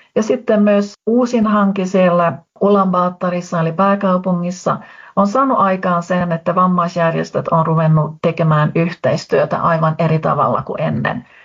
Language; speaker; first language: Finnish; native; Finnish